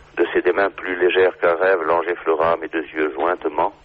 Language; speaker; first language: French; native; French